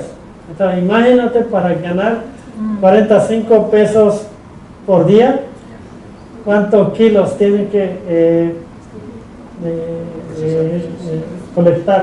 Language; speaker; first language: Spanish; non-native, fluent; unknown